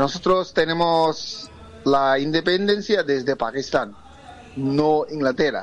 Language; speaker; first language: Spanish; non-native, fluent; Bangla